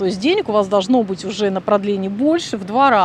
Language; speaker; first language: Russian; native; Russian